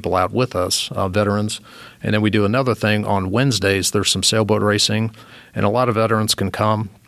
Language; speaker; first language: English; native; English